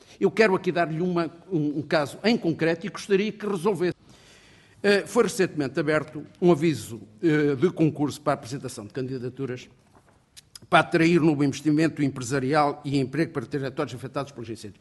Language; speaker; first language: Portuguese; native; Portuguese